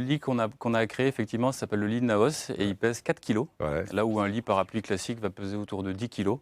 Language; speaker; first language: French; native; French